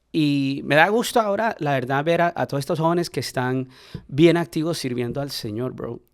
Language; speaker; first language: Spanish; early bilingual, heritage; Spanish